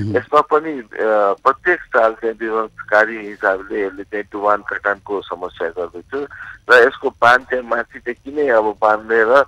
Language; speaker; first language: Nepali; non-native, local second language; Maithili